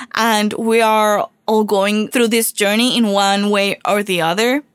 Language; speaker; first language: English; non-native, fluent; Spanish